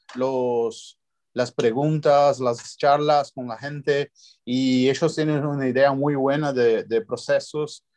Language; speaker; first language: Spanish; non-native, fluent; Portuguese